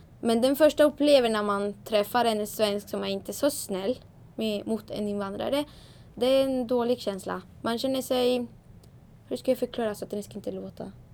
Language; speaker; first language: Swedish; non-native, fluent; Spanish